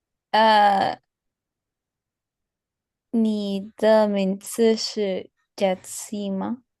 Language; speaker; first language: Chinese; non-native, learner; Spanish